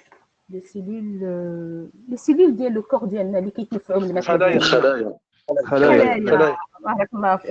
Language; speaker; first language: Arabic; native; Arabic